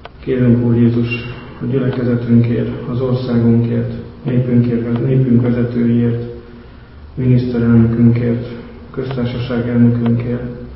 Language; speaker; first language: Hungarian; native; Hungarian